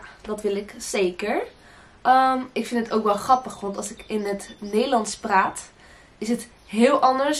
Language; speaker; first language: Dutch; early bilingual, other home language; Portuguese